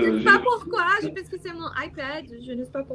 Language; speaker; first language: French; non-native, learner; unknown